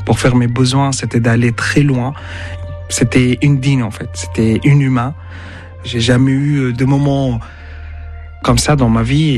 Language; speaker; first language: French; non-native, fluent; Arabic